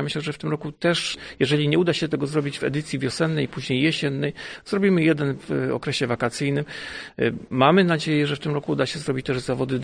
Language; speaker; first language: Polish; native; Polish